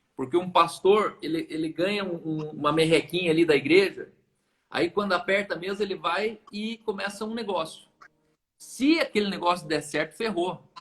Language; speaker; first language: Portuguese; native; Portuguese